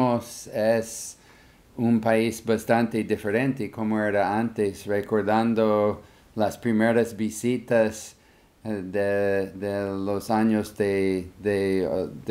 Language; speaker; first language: Spanish; non-native, fluent; English